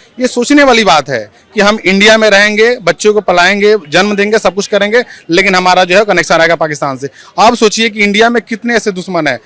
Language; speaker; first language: Hindi; native; Hindi